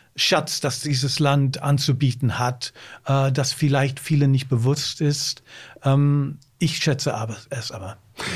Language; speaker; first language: German; non-native, fluent; English